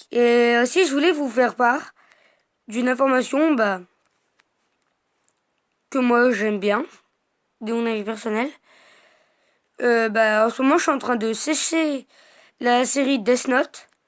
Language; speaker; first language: French; native; French